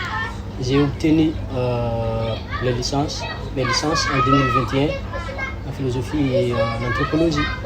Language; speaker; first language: French; non-native, local second language; Malagasy